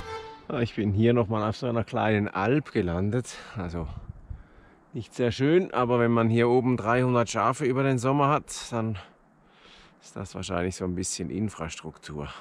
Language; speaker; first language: German; native; German